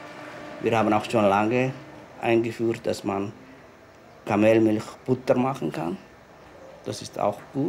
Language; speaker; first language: German; non-native, fluent; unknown